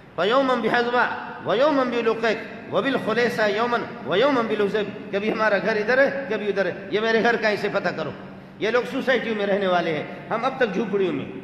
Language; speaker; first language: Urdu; non-native, local second language; Baluchi